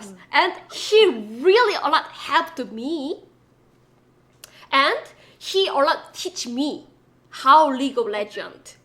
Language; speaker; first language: English; non-native, learner; Korean